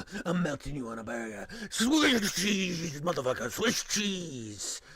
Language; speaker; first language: English; native; English